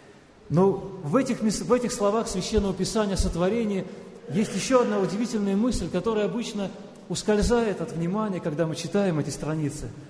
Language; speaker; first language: Russian; native; Russian